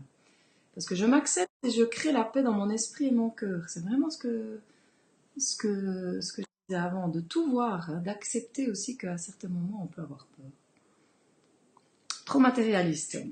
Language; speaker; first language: French; native; French